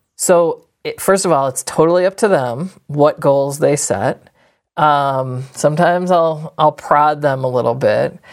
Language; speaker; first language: English; native; English